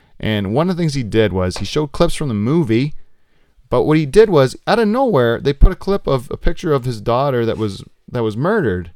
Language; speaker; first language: English; native; English